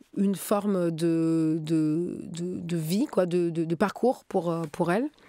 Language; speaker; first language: French; native; French